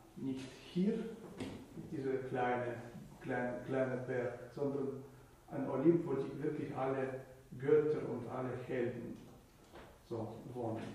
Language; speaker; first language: German; non-native, fluent; Russian